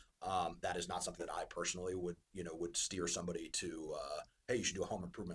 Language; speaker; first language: English; native; English